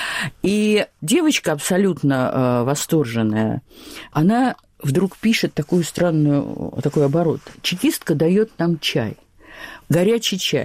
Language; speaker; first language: Russian; native; Russian